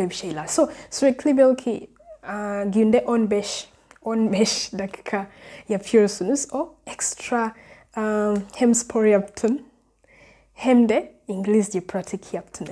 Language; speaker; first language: Turkish; non-native, learner; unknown